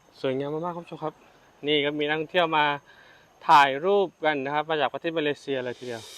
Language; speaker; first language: Thai; native; Thai